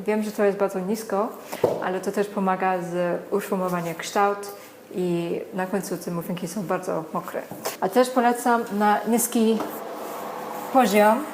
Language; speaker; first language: Polish; non-native, learner; English